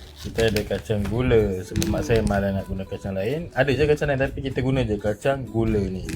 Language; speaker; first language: Malay; native; Malay